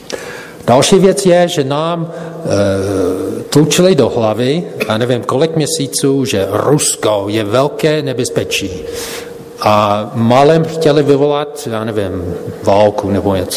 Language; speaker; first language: Czech; non-native, fluent; English